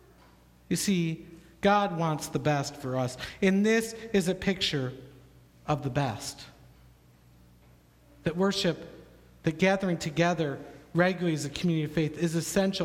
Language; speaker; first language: English; native; English